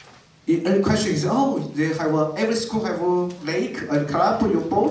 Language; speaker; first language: English; non-native, learner; Chinese